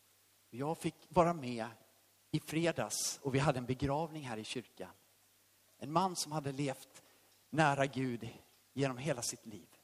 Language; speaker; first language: Swedish; native; Swedish